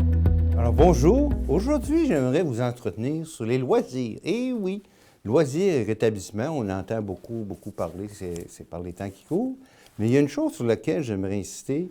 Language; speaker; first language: French; native; French